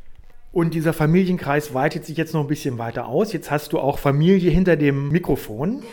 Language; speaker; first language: German; native; German